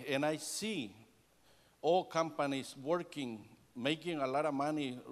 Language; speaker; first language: English; non-native, learner; Spanish